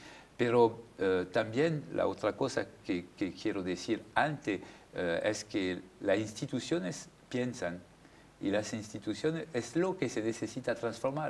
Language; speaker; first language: Spanish; non-native, fluent; French